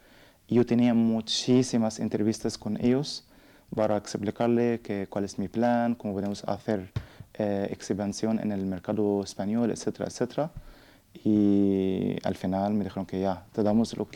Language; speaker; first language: Spanish; non-native, learner; Arabic